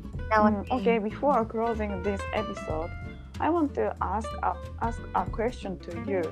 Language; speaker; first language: English; non-native, learner; Japanese